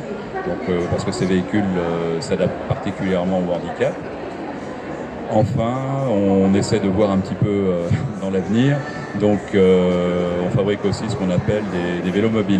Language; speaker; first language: French; native; French